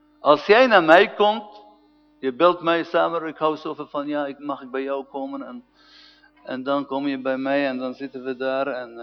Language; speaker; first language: Dutch; non-native, fluent; Arabic